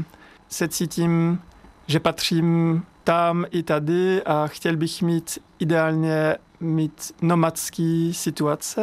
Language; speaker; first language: Czech; non-native, learner; French